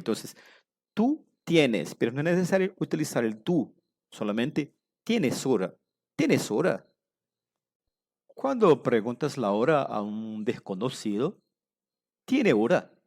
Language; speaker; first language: Spanish; non-native, fluent; Portuguese